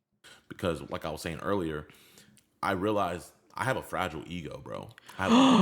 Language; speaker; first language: English; native; English